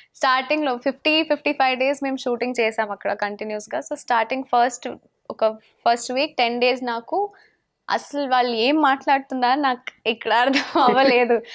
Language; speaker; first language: Telugu; non-native, fluent; Hindi